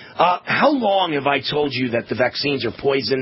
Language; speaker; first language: English; native; English